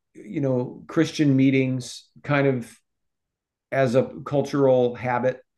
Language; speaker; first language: English; native; English